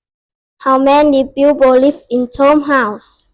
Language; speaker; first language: English; non-native, learner; Vietnamese